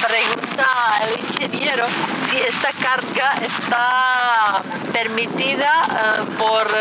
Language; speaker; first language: Spanish; non-native, fluent; Czech